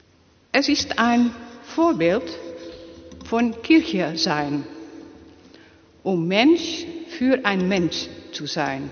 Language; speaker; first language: German; non-native, learner; Dutch